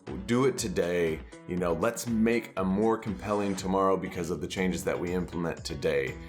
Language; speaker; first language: English; native; English